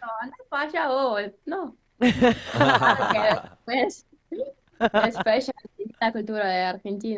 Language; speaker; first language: Spanish; non-native, learner; Ukrainian